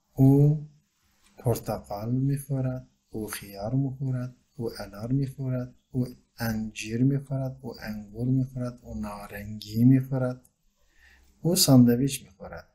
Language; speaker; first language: Persian; non-native, fluent; Turkish